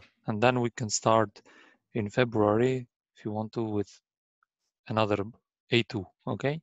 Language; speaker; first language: English; non-native, learner; Arabic